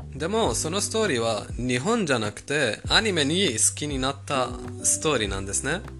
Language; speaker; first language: Japanese; non-native, fluent; Persian